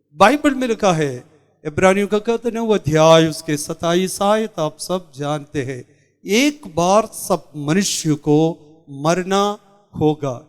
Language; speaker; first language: Hindi; non-native, local second language; Malayalam